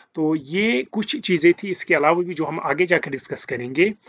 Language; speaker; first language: Hindi; native; Hindi